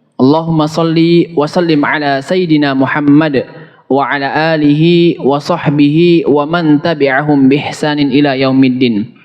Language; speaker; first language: Indonesian; native; Indonesian